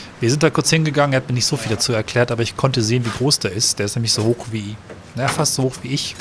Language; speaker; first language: German; native; German